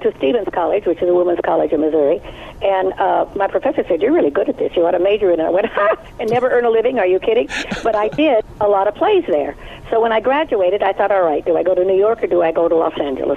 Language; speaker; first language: English; native; English